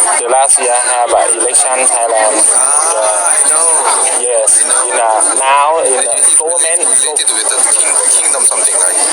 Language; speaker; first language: English; non-native, learner; Thai